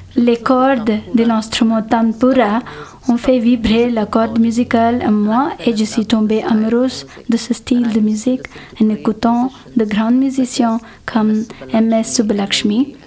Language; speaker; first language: French; non-native, fluent; Telugu